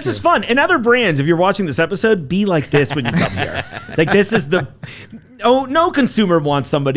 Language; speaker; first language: English; native; English